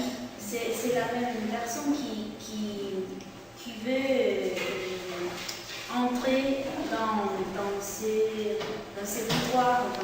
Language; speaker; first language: French; non-native, learner; Spanish